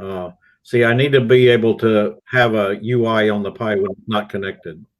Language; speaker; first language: English; native; English